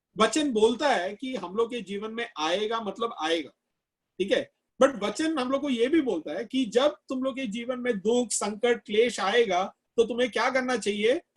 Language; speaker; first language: Hindi; non-native, local second language; Malayalam